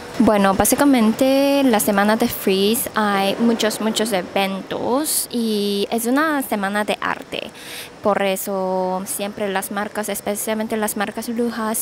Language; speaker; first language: Spanish; non-native, fluent; Korean